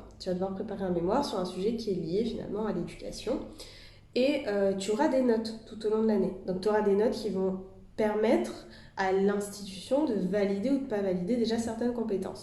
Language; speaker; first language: French; native; French